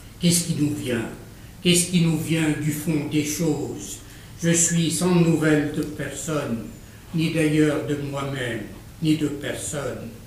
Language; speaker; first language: French; non-native, local second language; Arabic